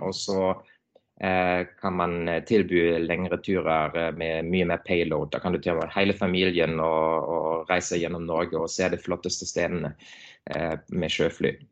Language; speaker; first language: Norwegian; non-native, fluent; German